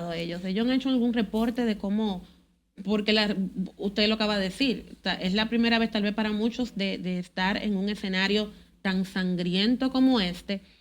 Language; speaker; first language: Spanish; native; Spanish